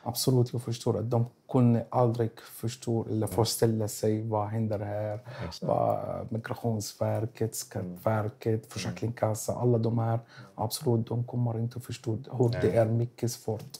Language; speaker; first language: Swedish; non-native, learner; Arabic